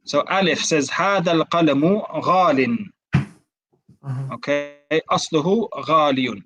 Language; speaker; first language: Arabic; non-native, fluent; English